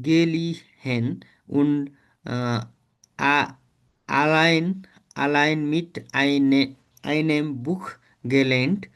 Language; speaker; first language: German; non-native, learner; Nepali